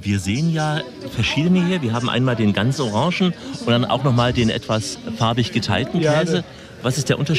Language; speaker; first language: German; native; German